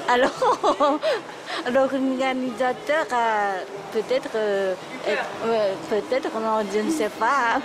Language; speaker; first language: French; non-native, learner; Japanese